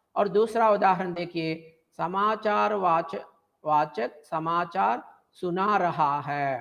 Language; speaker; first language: Hindi; non-native, local second language; Telugu